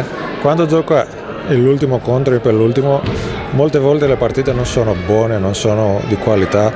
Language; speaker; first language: Italian; non-native, fluent; Greek